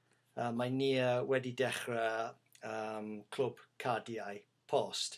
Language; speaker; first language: Welsh; non-native, learner; English